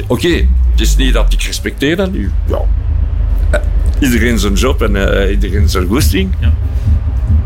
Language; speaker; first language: Dutch; non-native, local second language; French